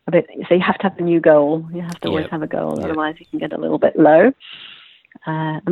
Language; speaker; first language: English; native; English